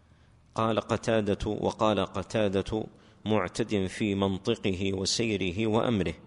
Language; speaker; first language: Arabic; native; Arabic